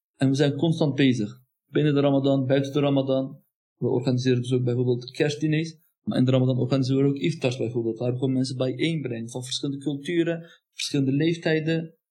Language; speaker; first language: Dutch; early bilingual, other home language; Turkish